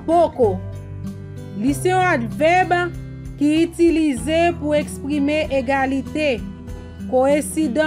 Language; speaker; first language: Spanish; non-native, learner; Haitian Creole